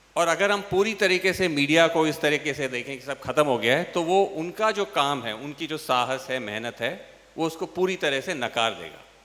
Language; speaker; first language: Hindi; non-native, local second language; English